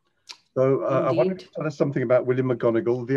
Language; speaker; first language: English; native; English